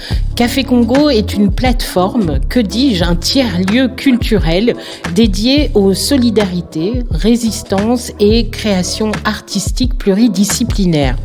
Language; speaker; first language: French; native; French